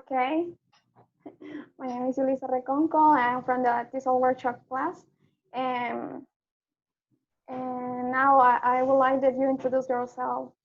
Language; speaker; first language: English; non-native, learner; Spanish